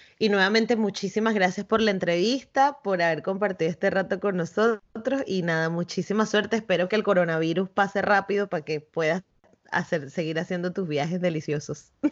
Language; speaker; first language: Spanish; native; Spanish